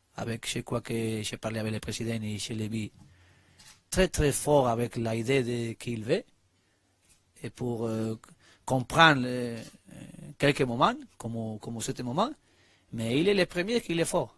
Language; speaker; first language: French; non-native, learner; Spanish